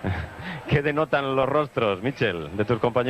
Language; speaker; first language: Spanish; native; Spanish